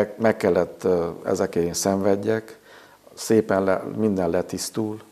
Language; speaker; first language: Hungarian; native; Hungarian